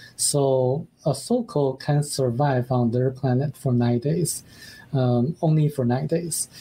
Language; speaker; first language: English; non-native, fluent; Chinese